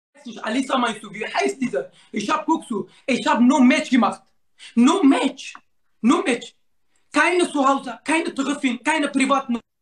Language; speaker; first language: German; non-native, learner; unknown